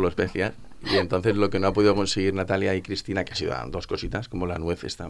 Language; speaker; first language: Spanish; native; Spanish